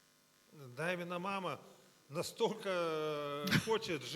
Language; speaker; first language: Russian; native; Russian